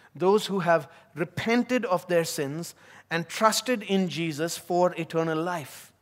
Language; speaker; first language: English; non-native, local second language; Tamil